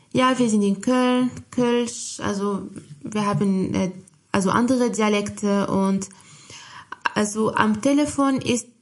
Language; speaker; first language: German; non-native, fluent; Arabic